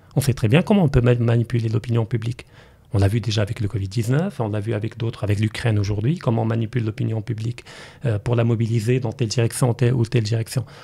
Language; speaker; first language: French; non-native, local second language; Arabic